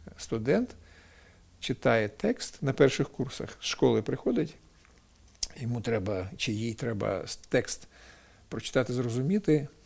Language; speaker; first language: Ukrainian; non-native, local second language; Russian